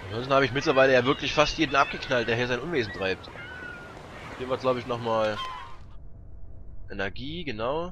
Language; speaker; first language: German; native; German